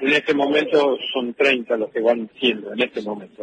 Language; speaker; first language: Spanish; native; Spanish